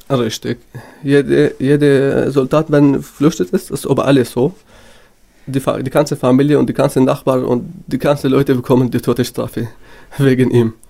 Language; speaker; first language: German; non-native, fluent; Kurdish